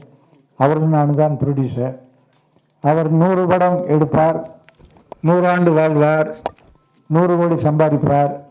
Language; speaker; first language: Tamil; native; Tamil